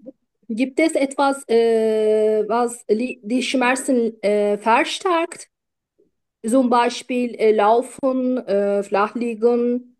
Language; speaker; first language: German; non-native, learner; Turkish